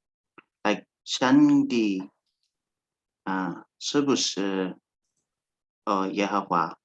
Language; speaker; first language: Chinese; non-native, learner; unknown